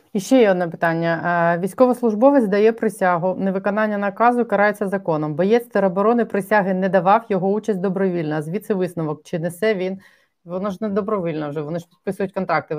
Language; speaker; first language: Ukrainian; native; Ukrainian